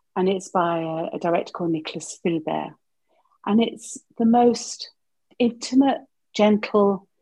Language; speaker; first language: English; native; English